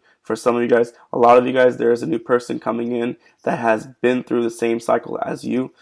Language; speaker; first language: English; native; English